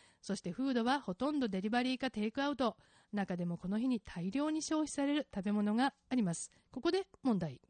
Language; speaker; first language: Japanese; native; Japanese